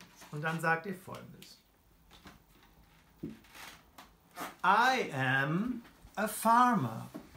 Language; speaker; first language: German; native; German